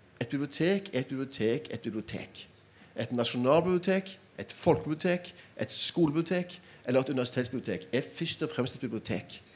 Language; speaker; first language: Norwegian; native; Norwegian